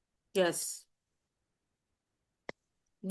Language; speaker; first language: English; non-native, learner; Hindi